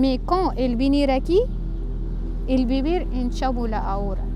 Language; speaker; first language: Spanish; non-native, learner; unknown